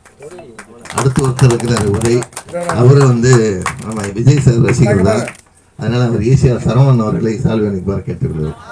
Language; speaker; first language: Tamil; native; Tamil